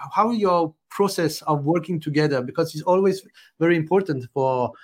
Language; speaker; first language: English; non-native, fluent; French